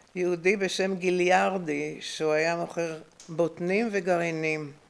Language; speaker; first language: Hebrew; native; Hebrew